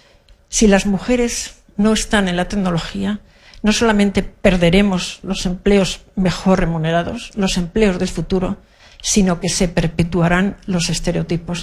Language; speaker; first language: Spanish; native; Spanish